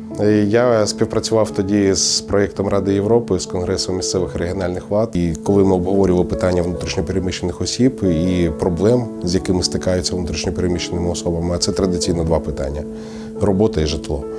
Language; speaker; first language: Ukrainian; native; Ukrainian